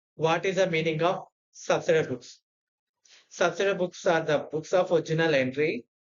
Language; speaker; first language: English; non-native, local second language; Telugu